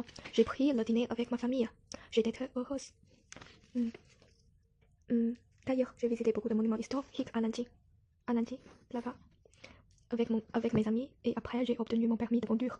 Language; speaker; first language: French; non-native, learner; Chinese